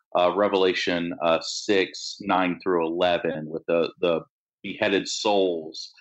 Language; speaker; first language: English; native; English